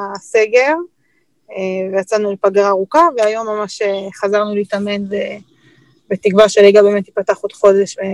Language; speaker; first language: Hebrew; native; Hebrew